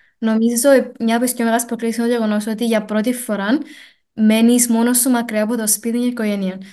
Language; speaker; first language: Greek; native; Greek